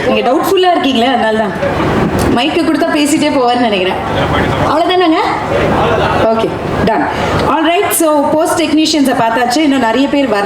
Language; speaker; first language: Tamil; native; Tamil